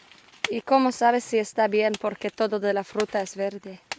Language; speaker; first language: Spanish; non-native, learner; English